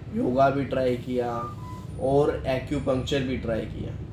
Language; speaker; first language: Hindi; native; Hindi